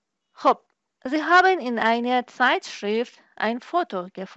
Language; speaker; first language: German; non-native, fluent; Persian